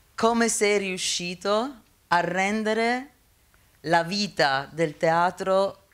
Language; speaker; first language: Italian; native; Italian